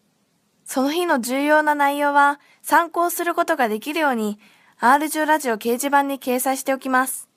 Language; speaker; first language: Japanese; non-native, fluent; Korean